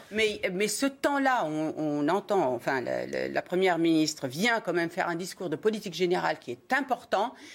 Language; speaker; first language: French; early bilingual, other home language; Arabic